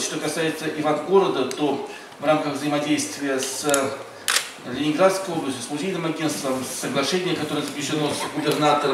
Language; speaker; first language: Russian; native; Russian